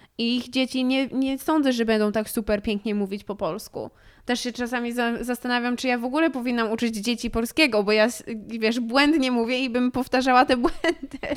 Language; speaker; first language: Polish; early bilingual, heritage; Polish